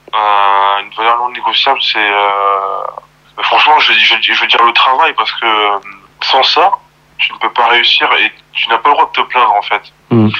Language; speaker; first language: French; native; French